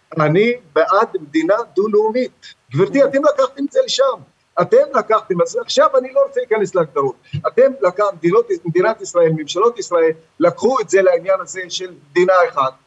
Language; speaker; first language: Hebrew; non-native, local second language; Arabic